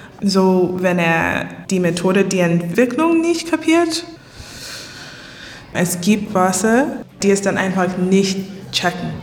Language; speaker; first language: German; non-native, learner; English